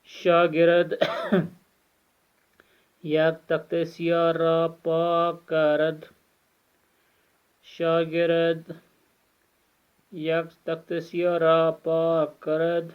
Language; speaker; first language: Persian; non-native, fluent; Urdu